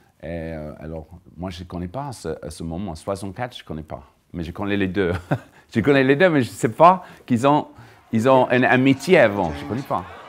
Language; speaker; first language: French; non-native, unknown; English